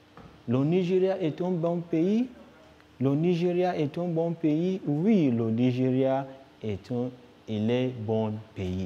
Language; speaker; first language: French; non-native, fluent; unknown